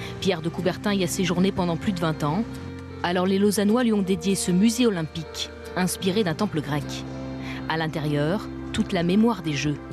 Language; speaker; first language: French; native; French